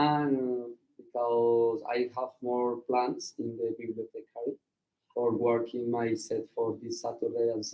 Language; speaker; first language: English; non-native, learner; Spanish